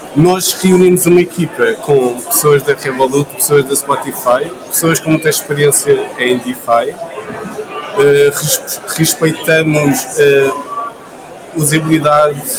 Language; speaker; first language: Portuguese; native; Portuguese